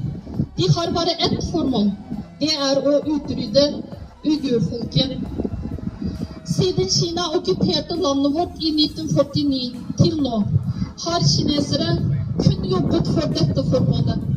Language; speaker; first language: Norwegian; non-native, fluent; Uyghur